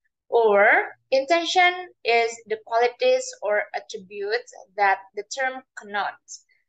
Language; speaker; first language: English; non-native, fluent; Indonesian